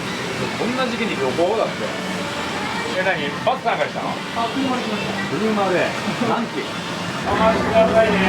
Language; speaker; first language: Japanese; native; Japanese